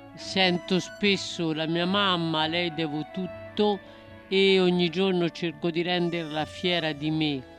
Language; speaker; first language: Italian; native; Italian